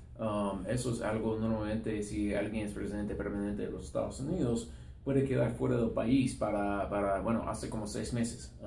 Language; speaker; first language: Spanish; non-native, fluent; English